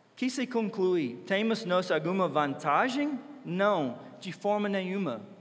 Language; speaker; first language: Portuguese; non-native, fluent; English